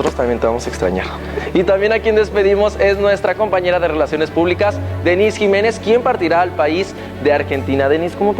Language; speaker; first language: Spanish; native; Spanish